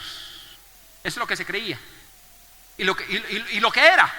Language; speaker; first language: Spanish; native; Spanish